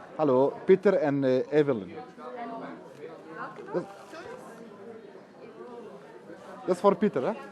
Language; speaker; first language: Dutch; non-native, learner; Turkish